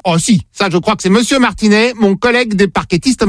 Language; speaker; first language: French; native; French